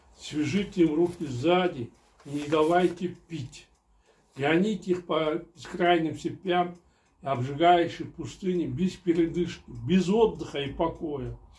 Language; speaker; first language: Russian; non-native, local second language; Kyrgyz